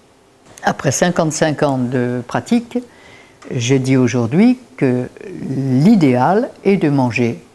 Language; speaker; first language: French; native; French